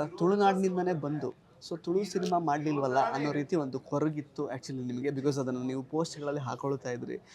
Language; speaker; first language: Kannada; native; Kannada